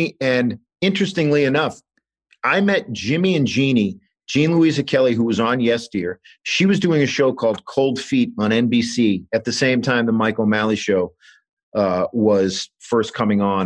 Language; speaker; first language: English; native; English